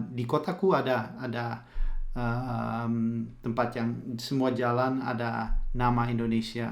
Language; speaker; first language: Indonesian; early bilingual, heritage; Dutch